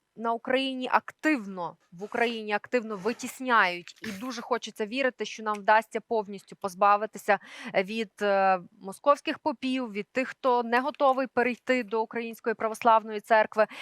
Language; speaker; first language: Ukrainian; native; Ukrainian